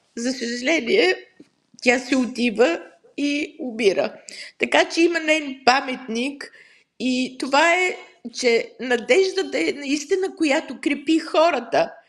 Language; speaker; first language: Bulgarian; native; Bulgarian